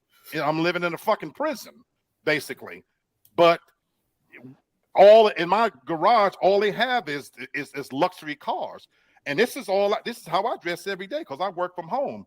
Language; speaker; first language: English; native; English